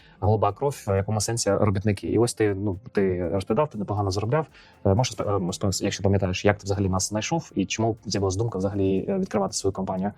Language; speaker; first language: Ukrainian; non-native, local second language; Russian